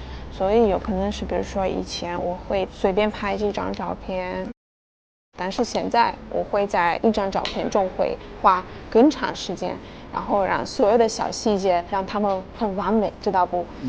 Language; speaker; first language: Chinese; non-native, fluent; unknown